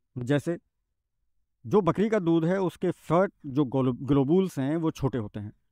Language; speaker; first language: Hindi; native; Hindi